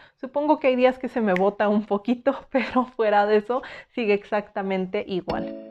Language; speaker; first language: Spanish; native; Spanish